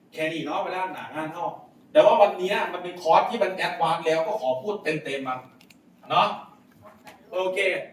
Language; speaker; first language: Thai; non-native, local second language; Lao